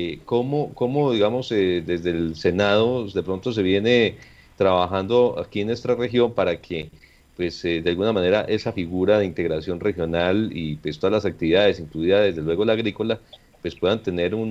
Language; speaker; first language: Spanish; native; Spanish